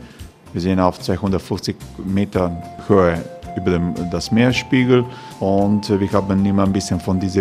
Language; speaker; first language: German; non-native, fluent; Croatian